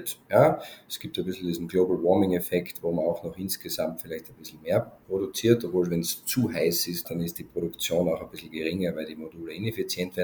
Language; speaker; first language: German; native; German